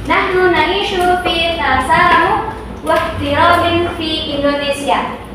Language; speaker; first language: Arabic; non-native, learner; Indonesian